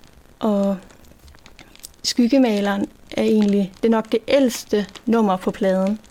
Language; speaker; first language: Danish; native; Danish